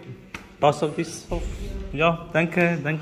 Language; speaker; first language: German; non-native, learner; Tamil